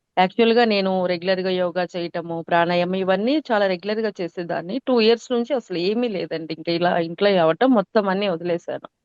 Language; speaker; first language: Telugu; native; Telugu